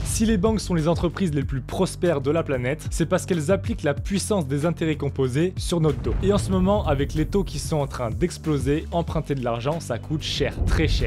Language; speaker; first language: French; native; French